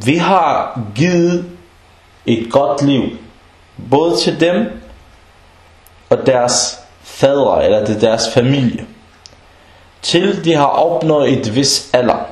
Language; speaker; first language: Danish; non-native, local second language; Arabic